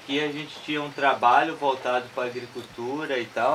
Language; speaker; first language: Portuguese; native; Portuguese